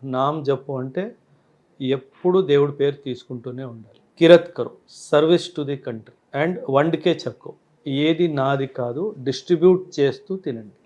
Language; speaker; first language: Telugu; native; Telugu